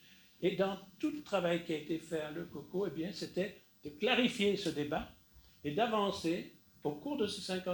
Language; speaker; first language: French; native; French